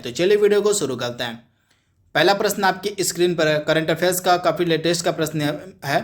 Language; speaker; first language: Hindi; native; Hindi